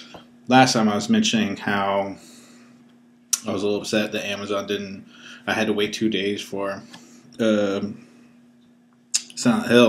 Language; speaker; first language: English; native; English